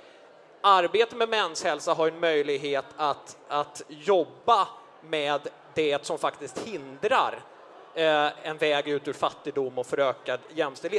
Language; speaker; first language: Swedish; native; Swedish